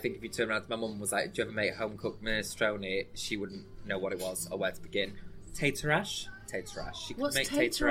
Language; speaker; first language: English; native; English